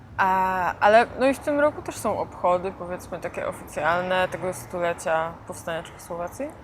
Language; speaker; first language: Polish; native; Polish